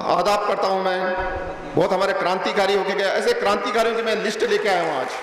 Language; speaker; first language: Hindi; non-native, local second language; Punjabi